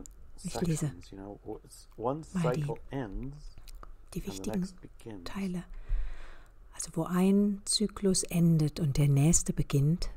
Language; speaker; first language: German; native; German